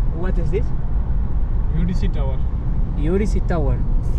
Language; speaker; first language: English; non-native, learner; Spanish